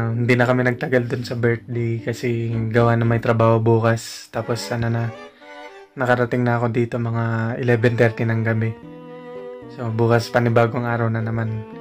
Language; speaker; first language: Filipino; native; Filipino